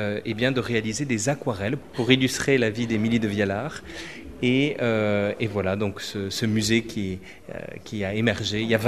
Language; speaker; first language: French; native; French